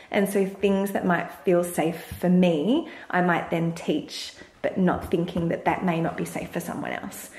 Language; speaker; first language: English; native; English